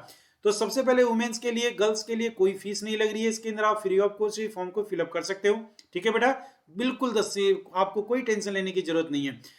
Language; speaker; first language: Hindi; native; Hindi